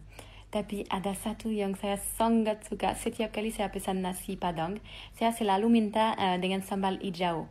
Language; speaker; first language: Indonesian; non-native, fluent; French